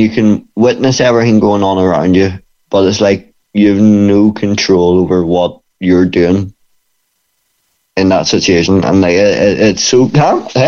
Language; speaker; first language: English; native; English